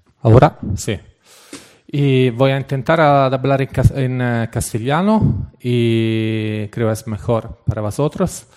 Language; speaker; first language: Spanish; non-native, fluent; Italian